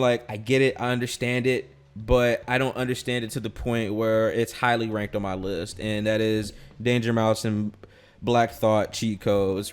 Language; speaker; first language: English; native; English